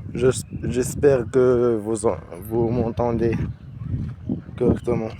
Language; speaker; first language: French; non-native, learner; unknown